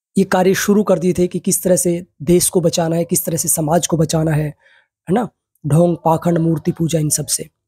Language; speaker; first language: Hindi; native; Hindi